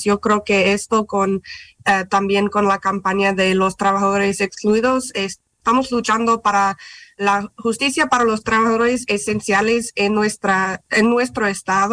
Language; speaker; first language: Spanish; non-native, fluent; English